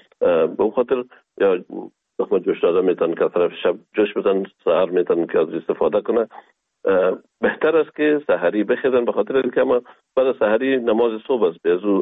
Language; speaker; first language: Persian; native; Persian